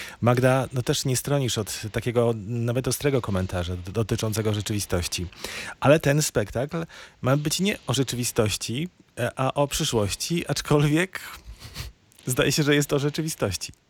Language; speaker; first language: Polish; native; Polish